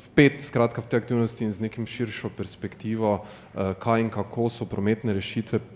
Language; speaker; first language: Slovenian; native; Slovenian